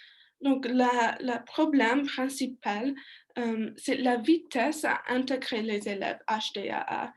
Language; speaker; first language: French; non-native, learner; English